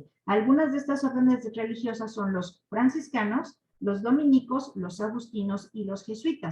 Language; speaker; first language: Spanish; native; Spanish